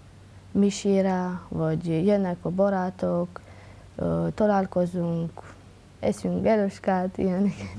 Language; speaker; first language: Hungarian; non-native, local second language; Romanian